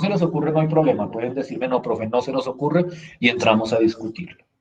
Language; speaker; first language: Spanish; native; Spanish